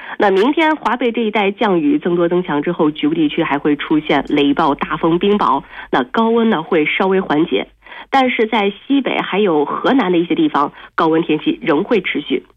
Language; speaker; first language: Chinese; native; Chinese